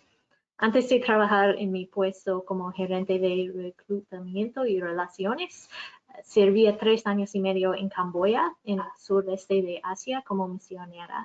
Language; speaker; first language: Spanish; non-native, fluent; English